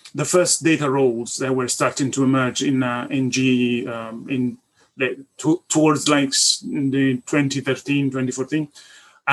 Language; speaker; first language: English; non-native, fluent; Italian